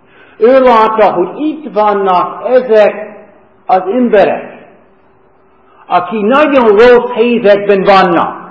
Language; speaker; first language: Hungarian; non-native, fluent; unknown